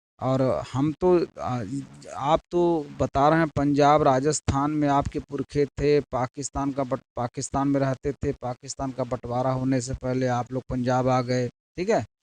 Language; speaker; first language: Hindi; native; Hindi